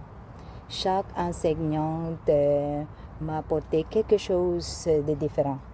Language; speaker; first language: French; non-native, learner; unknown